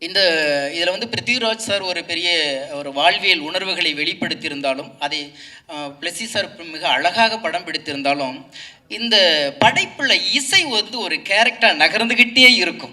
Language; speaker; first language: Tamil; native; Tamil